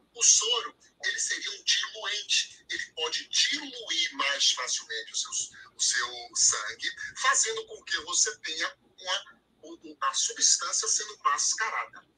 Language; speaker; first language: Portuguese; native; Portuguese